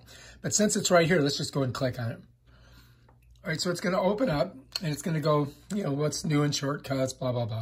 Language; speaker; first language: English; native; English